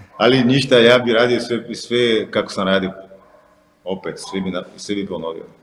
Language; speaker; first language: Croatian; non-native, fluent; Portuguese